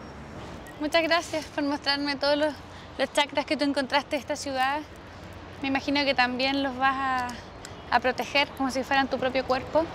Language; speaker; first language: Spanish; native; Spanish